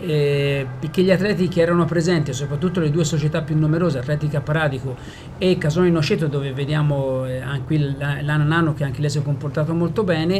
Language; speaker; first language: Italian; native; Italian